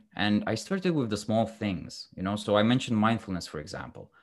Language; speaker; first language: English; non-native, fluent; Romanian